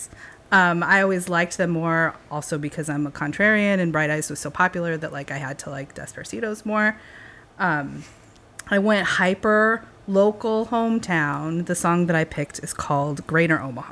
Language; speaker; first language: English; native; English